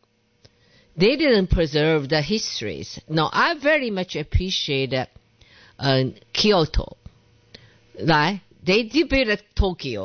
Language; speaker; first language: English; non-native, learner; Chinese